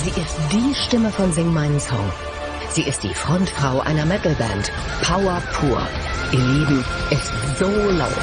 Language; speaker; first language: German; native; German